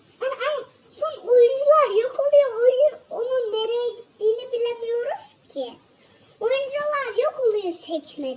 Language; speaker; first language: Turkish; native; Turkish